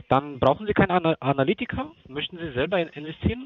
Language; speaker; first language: German; non-native, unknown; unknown